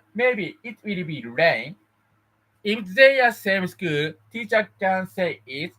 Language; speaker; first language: English; non-native, learner; Japanese